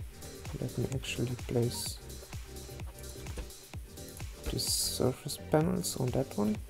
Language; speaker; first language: English; non-native, fluent; German